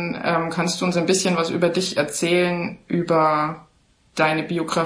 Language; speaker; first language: German; native; German